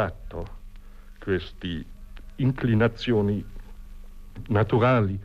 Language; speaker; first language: Italian; non-native, fluent; German